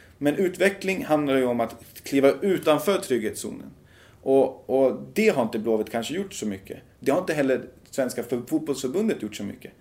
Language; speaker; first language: Swedish; early bilingual, other home language; Persian